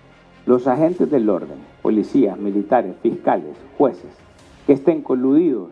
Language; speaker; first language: Spanish; native; Spanish